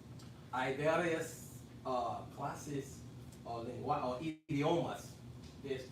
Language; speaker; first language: Spanish; non-native, fluent; English